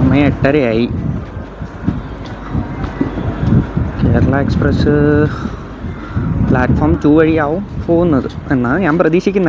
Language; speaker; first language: Malayalam; native; Malayalam